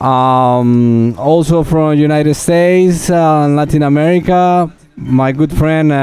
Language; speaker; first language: English; non-native, fluent; Spanish